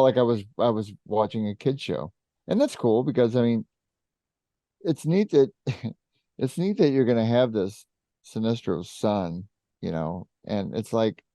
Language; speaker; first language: English; native; English